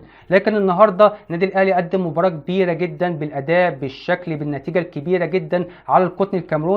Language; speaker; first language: Arabic; native; Arabic